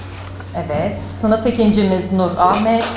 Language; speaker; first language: Turkish; native; Turkish